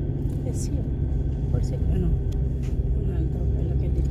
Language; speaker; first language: Italian; non-native, fluent; Filipino